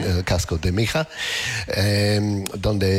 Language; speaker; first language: Spanish; non-native, learner; English